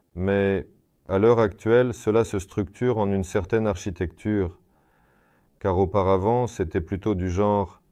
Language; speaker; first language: French; non-native, fluent; Russian